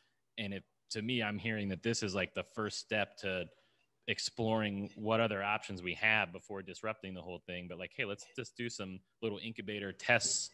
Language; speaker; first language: English; native; English